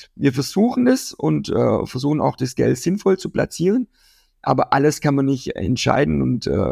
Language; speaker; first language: German; native; German